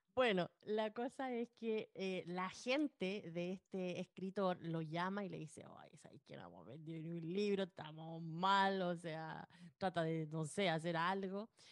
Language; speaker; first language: Spanish; native; Spanish